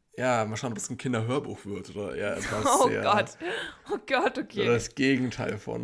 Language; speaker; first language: German; native; German